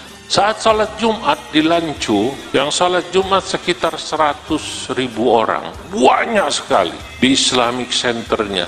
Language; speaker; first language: Indonesian; native; Indonesian